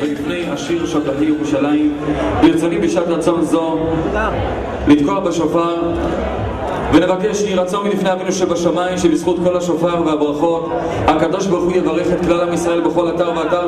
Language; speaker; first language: Hebrew; native; Hebrew